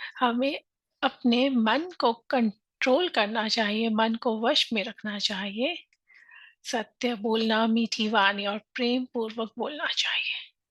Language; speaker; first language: Hindi; native; Hindi